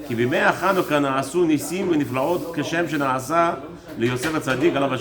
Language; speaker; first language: Hebrew; early bilingual, heritage; English